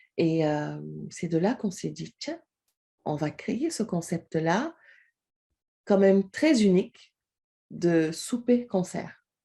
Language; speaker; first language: French; non-native, local second language; Wolof